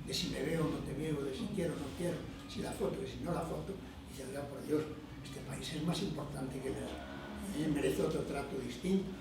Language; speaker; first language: Spanish; non-native, local second language; Galician